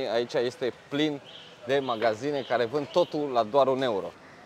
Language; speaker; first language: Romanian; native; Romanian